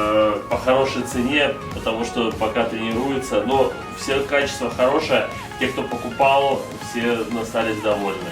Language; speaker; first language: Russian; native; Russian